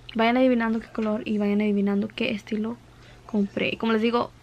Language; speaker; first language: Spanish; early bilingual, heritage; Spanish